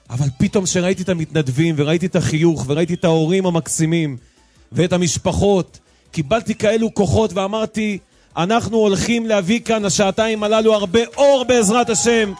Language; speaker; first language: Hebrew; native; Hebrew